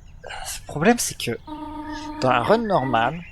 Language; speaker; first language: French; native; French